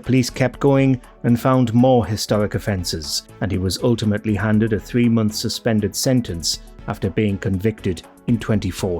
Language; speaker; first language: English; native; English